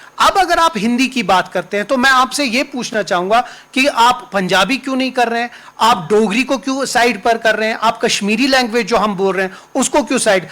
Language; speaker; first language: Urdu; non-native, local second language; Kashmiri